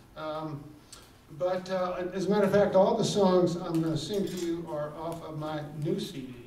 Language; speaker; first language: English; native; English